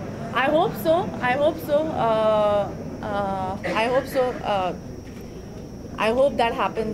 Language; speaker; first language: English; non-native, local second language; Hindi